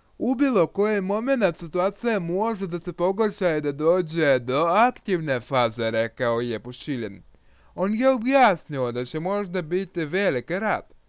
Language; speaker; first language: Croatian; non-native, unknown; Russian